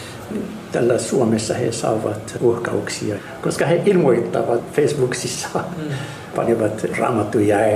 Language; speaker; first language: Finnish; non-native, fluent; Arabic